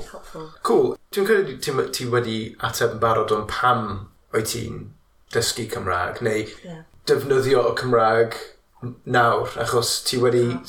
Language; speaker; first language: Welsh; non-native, local second language; English